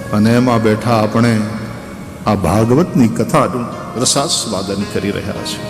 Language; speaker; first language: Gujarati; native; Gujarati